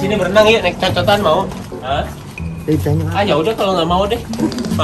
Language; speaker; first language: Indonesian; native; Indonesian